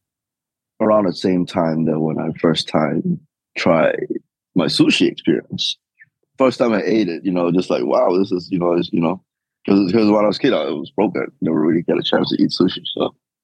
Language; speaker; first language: English; non-native, local second language; Cantonese